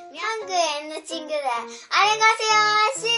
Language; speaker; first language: Korean; early bilingual, heritage; Korean